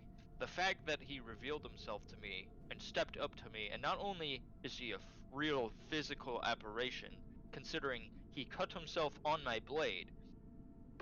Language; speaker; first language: English; native; English